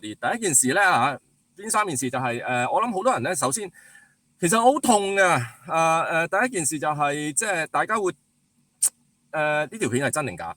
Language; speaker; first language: Cantonese; native; Cantonese